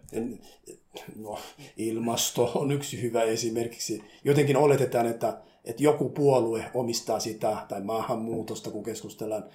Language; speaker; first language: Finnish; non-native, fluent; Somali